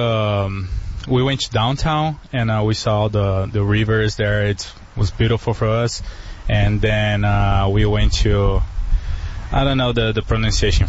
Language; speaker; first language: English; non-native, fluent; Portuguese